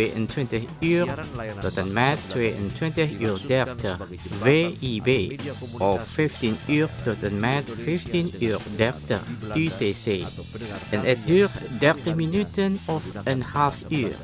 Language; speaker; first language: Dutch; non-native, learner; Indonesian